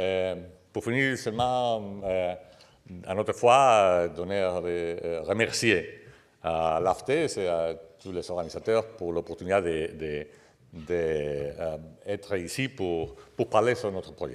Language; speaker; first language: French; non-native, fluent; Spanish